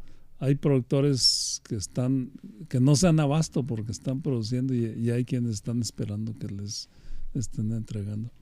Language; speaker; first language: Spanish; native; Spanish